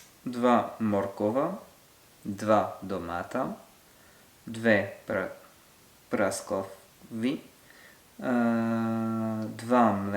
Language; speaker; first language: Bulgarian; non-native, learner; French